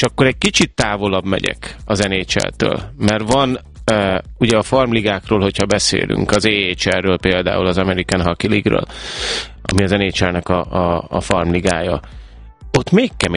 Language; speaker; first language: Hungarian; native; Hungarian